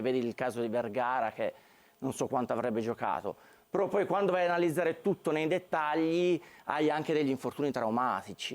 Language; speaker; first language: Italian; native; Italian